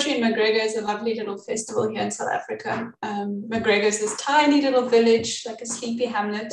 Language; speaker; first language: English; native; English